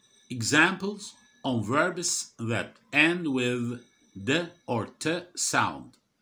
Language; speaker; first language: English; non-native, fluent; Arabic